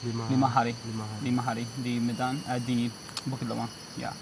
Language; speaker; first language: Indonesian; non-native, learner; English